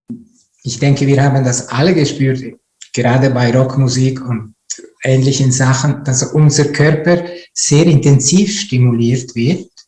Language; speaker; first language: German; non-native, fluent; Italian